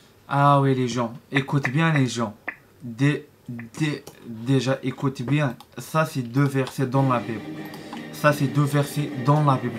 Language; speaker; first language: French; non-native, learner; Arabic